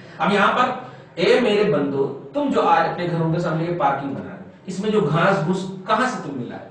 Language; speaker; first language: Urdu; native; Urdu